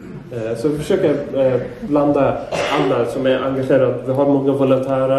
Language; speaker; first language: Swedish; non-native, fluent; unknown